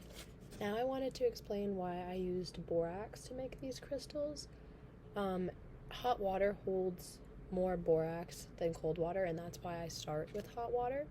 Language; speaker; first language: English; native; English